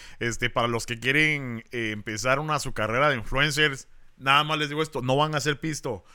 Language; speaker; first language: Spanish; native; Spanish